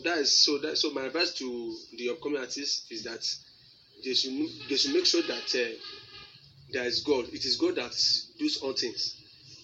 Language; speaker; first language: English; non-native, local second language; Yoruba